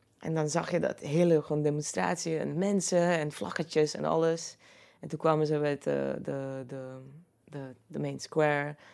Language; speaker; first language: Dutch; non-native, fluent; Croatian